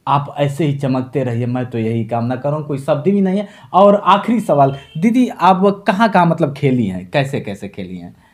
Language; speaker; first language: Hindi; native; Hindi